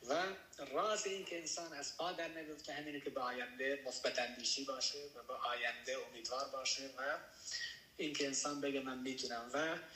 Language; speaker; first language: Persian; non-native, local second language; Baluchi